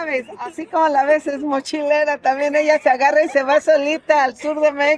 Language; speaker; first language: Spanish; native; Spanish